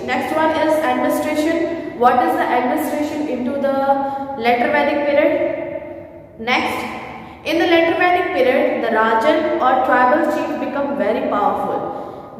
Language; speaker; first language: English; non-native, local second language; Hindi